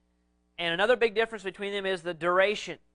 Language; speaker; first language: English; native; English